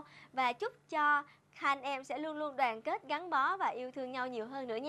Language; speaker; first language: Vietnamese; native; Vietnamese